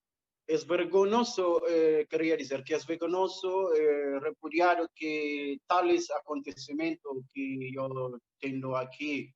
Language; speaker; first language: Spanish; non-native, fluent; Portuguese